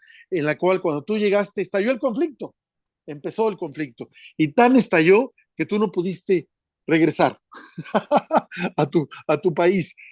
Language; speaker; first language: Spanish; native; Spanish